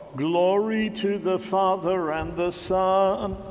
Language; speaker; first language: English; native; English